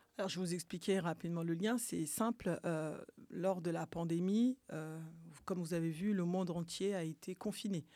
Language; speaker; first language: French; early bilingual, other home language; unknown